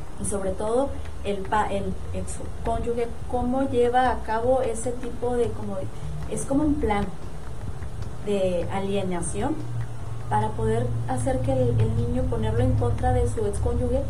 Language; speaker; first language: Spanish; native; Spanish